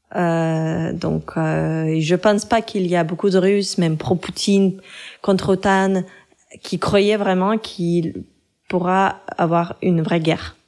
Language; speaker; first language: French; non-native, fluent; Russian